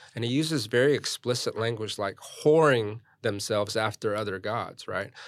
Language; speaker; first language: English; early bilingual, other home language; Korean